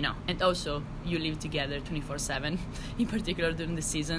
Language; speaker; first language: English; non-native, fluent; Italian